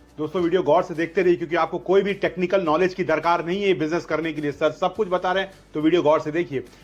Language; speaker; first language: Hindi; native; Hindi